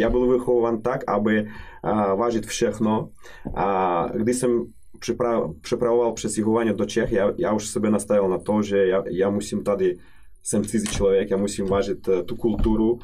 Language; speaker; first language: Czech; non-native, fluent; Russian